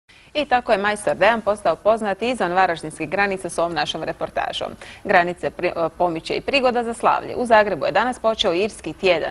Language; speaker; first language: Croatian; native; Croatian